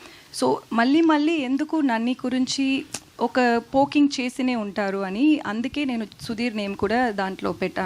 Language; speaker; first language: Telugu; non-native, learner; Tamil